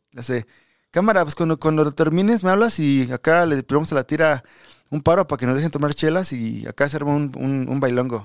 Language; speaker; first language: Spanish; early bilingual, heritage; Spanish